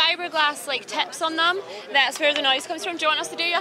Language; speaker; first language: English; native; English